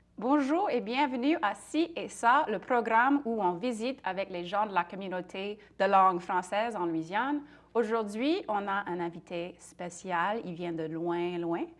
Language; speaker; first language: French; native; French